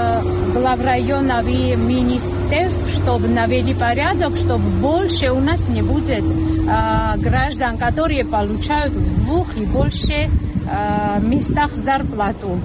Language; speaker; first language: Russian; non-native, local second language; Georgian